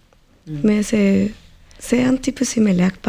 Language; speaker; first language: French; non-native, learner; Spanish